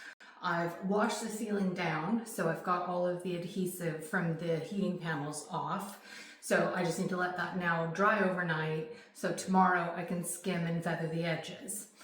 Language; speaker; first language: English; native; English